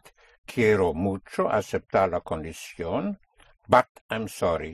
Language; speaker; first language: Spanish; non-native, fluent; English